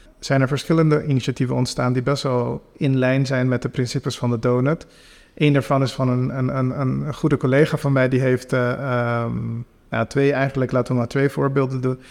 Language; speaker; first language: Dutch; non-native, local second language; Papiamento